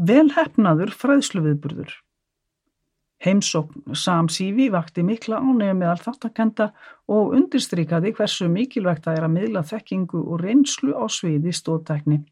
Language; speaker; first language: Icelandic; native; Icelandic